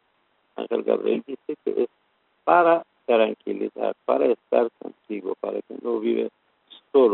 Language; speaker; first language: Spanish; non-native, learner; Persian